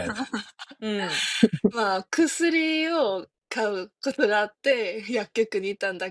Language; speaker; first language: Japanese; non-native, fluent; Korean